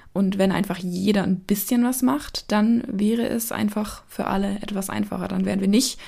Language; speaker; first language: German; native; German